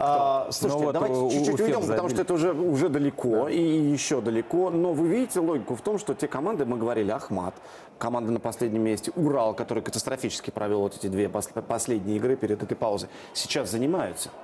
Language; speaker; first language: Russian; native; Russian